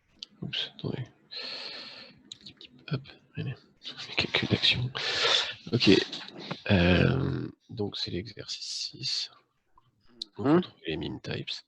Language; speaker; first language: French; native; French